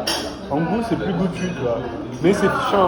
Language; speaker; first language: French; native; French